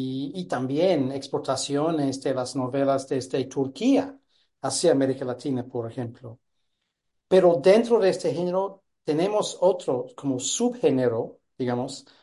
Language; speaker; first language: Spanish; non-native, fluent; English